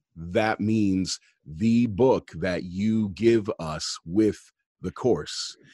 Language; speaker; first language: English; native; English